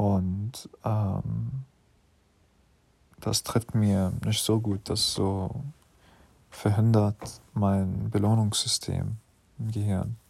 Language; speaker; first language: German; non-native, learner; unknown